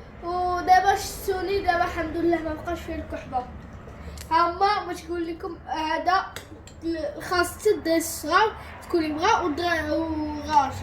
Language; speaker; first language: Arabic; native; Arabic